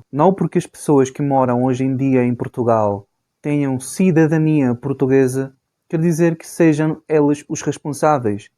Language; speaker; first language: Portuguese; non-native, fluent; Spanish